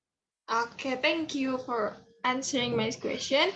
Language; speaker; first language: English; non-native, fluent; Indonesian